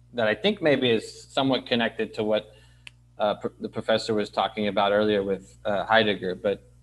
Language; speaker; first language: English; native; English